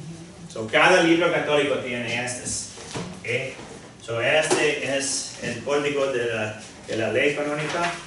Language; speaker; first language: Spanish; non-native, fluent; English